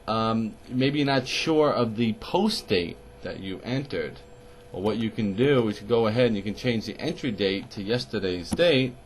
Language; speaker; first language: English; native; English